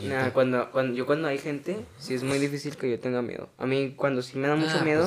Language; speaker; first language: Spanish; native; Spanish